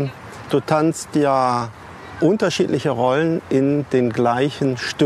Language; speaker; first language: German; native; German